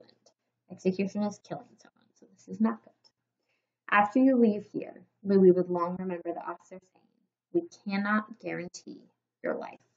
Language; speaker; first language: English; native; English